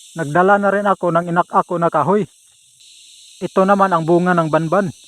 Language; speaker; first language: Filipino; non-native, local second language; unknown